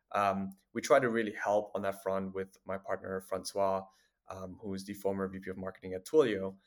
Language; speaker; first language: English; non-native, fluent; German